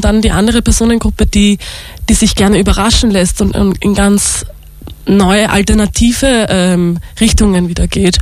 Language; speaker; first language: German; native; German